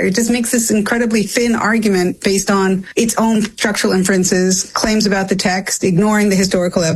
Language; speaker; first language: English; native; English